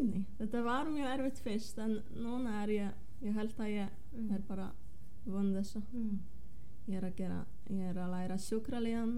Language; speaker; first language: Icelandic; non-native, fluent; Polish